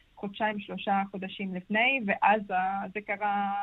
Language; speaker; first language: Hebrew; early bilingual, heritage; Arabic